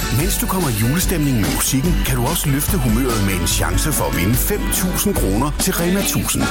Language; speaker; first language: Danish; native; Danish